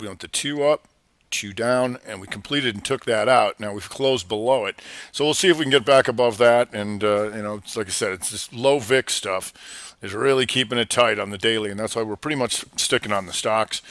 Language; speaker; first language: English; native; English